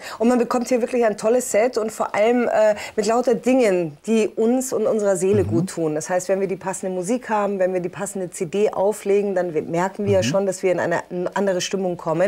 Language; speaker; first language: German; native; German